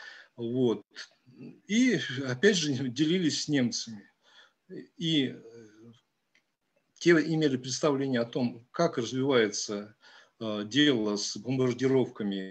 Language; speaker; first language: Russian; native; Russian